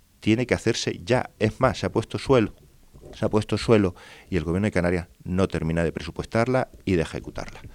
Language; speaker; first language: Spanish; native; Spanish